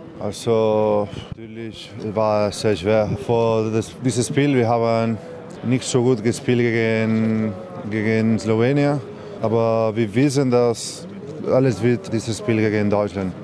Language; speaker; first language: German; non-native, learner; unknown